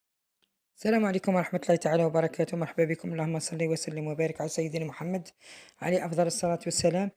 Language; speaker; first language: Arabic; native; Arabic